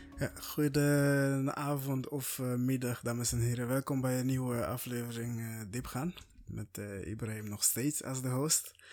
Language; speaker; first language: Dutch; non-native, fluent; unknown